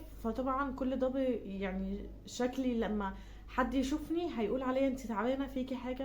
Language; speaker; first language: Arabic; native; Arabic